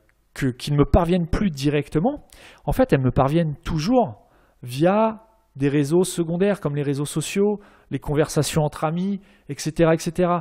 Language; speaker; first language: French; native; French